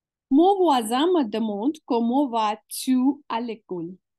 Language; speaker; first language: French; non-native, fluent; Hindi